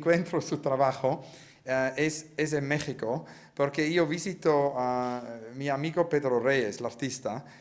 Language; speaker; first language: Spanish; non-native, learner; Italian